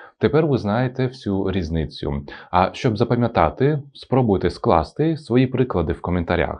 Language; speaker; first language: Ukrainian; non-native, local second language; Russian